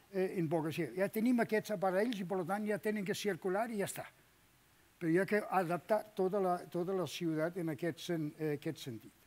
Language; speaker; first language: Catalan; non-native, fluent; Danish